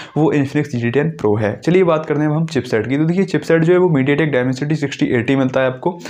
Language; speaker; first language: Hindi; native; Hindi